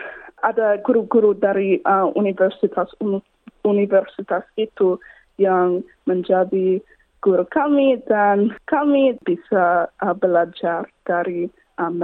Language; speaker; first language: Indonesian; non-native, learner; English